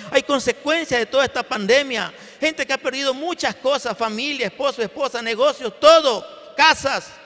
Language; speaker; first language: Spanish; native; Spanish